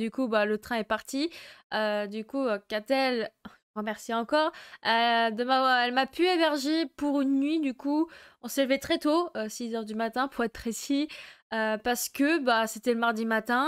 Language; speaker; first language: French; native; French